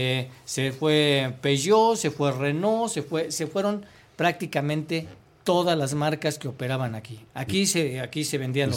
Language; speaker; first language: Spanish; native; Spanish